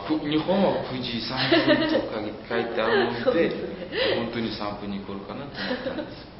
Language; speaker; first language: Japanese; non-native, fluent; Uzbek